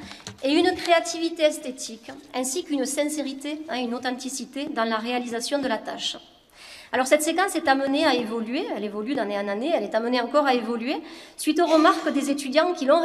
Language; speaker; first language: French; native; French